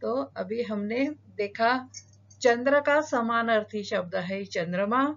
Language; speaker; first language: Hindi; non-native, local second language; Marathi